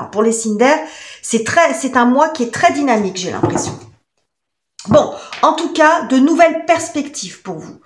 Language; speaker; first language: French; native; French